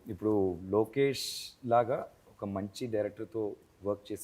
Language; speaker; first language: Telugu; non-native, learner; Tamil